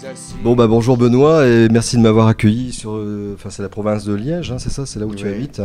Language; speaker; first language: French; native; French